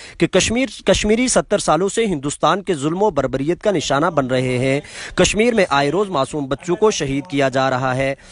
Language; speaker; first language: Urdu; native; Urdu